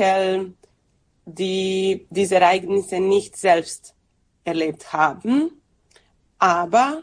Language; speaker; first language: German; non-native, fluent; Serbian